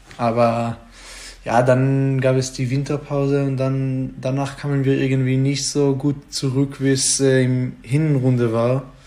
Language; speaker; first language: German; non-native, fluent; Hebrew